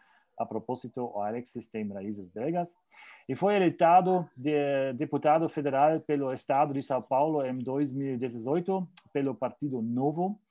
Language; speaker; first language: Portuguese; non-native, learner; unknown